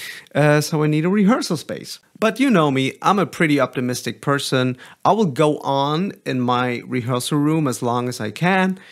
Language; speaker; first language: English; non-native, fluent; German